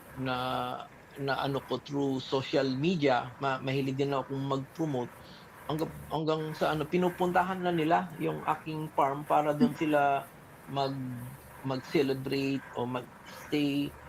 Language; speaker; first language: Filipino; native; Filipino